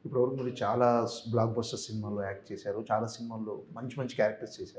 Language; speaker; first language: Telugu; native; Telugu